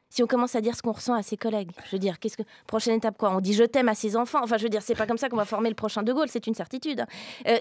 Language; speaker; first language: French; native; French